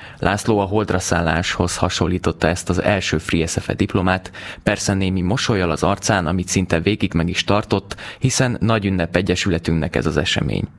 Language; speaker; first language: Hungarian; native; Hungarian